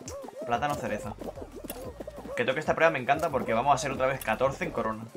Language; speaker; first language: Spanish; native; Spanish